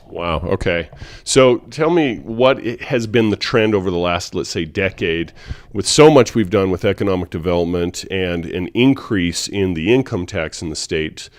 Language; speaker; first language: English; native; English